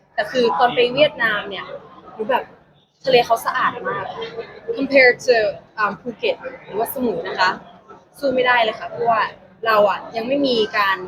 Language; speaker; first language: Thai; non-native, local second language; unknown